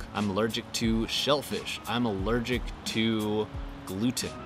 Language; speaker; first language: English; native; English